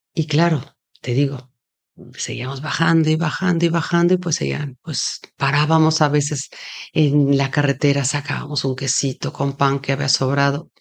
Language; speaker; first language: Spanish; native; Spanish